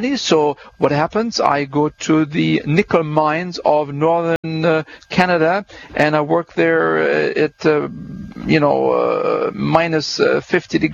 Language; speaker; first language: English; non-native, fluent; German